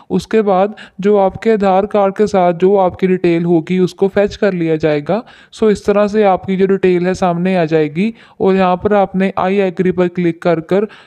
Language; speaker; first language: Hindi; non-native, local second language; Punjabi